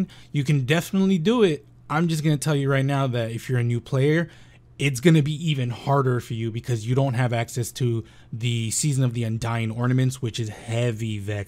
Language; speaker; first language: English; native; English